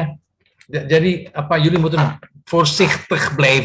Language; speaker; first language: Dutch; non-native, fluent; Indonesian